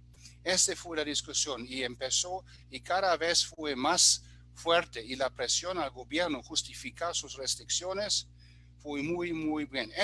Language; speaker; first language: Spanish; non-native, fluent; German